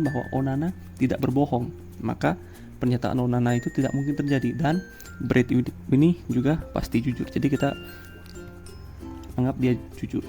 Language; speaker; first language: Indonesian; native; Indonesian